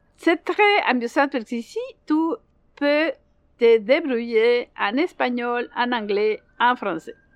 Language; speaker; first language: French; non-native, learner; Spanish